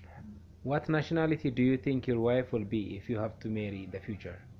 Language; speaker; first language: English; non-native, local second language; Amharic